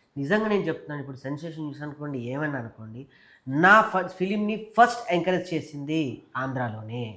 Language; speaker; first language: Telugu; native; Telugu